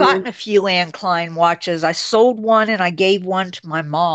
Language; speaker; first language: English; native; English